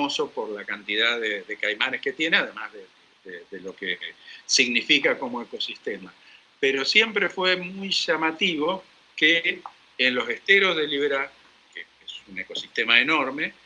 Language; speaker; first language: Spanish; native; Spanish